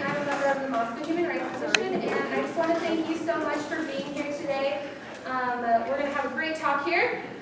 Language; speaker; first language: English; native; English